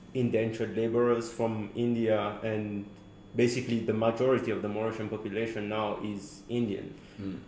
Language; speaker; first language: English; non-native, fluent; Morisyen